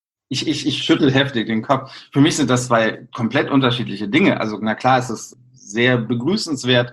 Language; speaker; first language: German; native; German